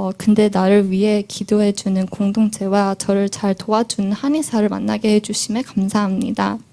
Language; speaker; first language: Korean; early bilingual, heritage; Korean